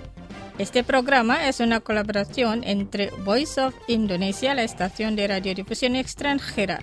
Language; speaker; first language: Spanish; non-native, fluent; Indonesian